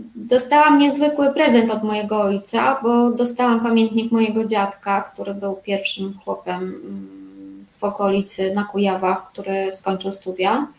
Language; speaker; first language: Polish; native; Polish